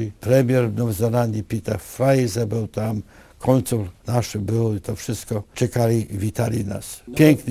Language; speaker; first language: Polish; early bilingual, other home language; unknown